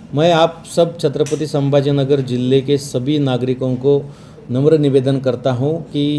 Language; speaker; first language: Hindi; non-native, local second language; Marathi